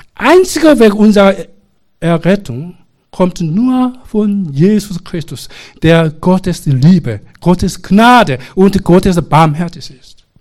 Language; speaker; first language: German; non-native, learner; Korean